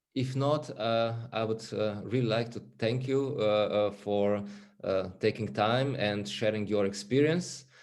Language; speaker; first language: English; non-native, fluent; Slovenian